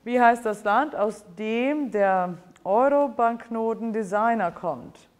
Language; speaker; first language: German; non-native, fluent; English